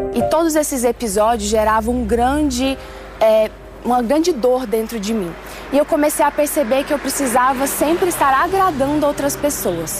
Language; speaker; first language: Portuguese; early bilingual, other home language; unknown